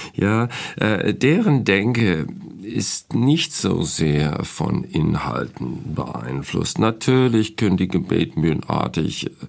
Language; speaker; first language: German; non-native, fluent; English